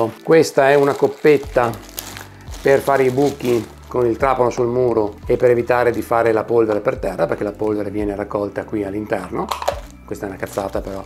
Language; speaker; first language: Italian; native; Italian